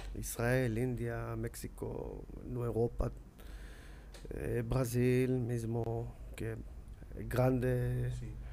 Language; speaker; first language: Portuguese; non-native, learner; Hebrew